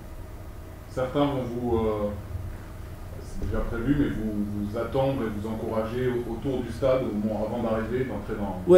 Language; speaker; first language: French; native; French